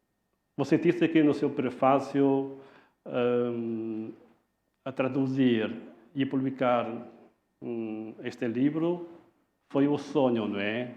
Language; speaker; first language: Portuguese; non-native, fluent; Chinese